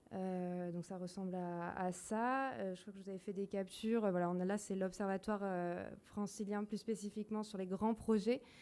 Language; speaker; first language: French; native; French